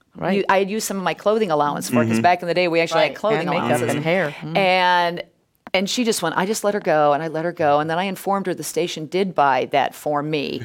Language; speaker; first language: English; native; English